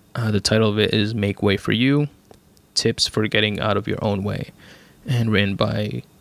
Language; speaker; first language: English; native; English